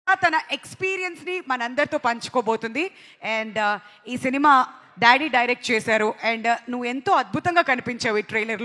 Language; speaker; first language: Telugu; native; Telugu